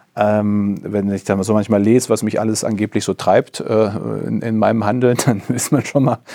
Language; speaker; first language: German; native; German